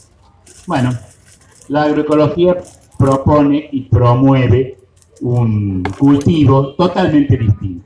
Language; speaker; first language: Spanish; native; Spanish